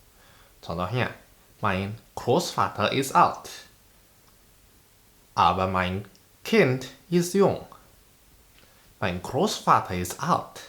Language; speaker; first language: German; non-native, fluent; Indonesian